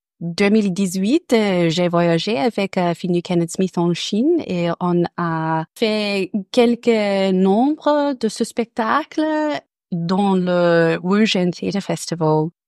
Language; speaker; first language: French; non-native, learner; English